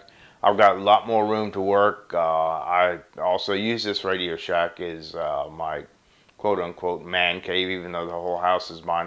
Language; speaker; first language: English; native; English